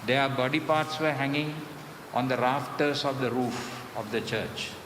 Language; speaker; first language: English; non-native, local second language; Sinhala